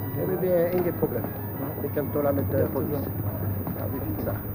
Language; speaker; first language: Swedish; non-native, learner; French